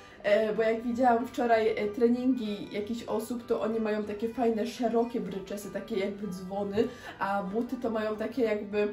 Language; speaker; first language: Polish; native; Polish